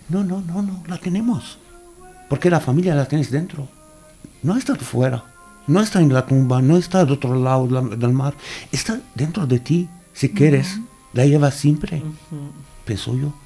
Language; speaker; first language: Spanish; non-native, fluent; Arabic